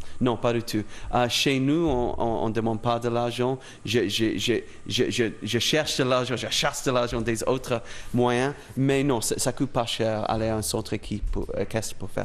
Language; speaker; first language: French; non-native, fluent; English